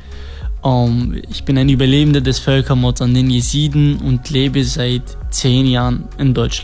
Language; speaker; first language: German; non-native, fluent; Kurdish